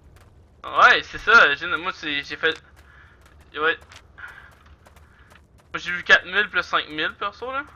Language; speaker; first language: French; native; French